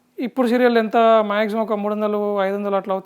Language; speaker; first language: Telugu; native; Telugu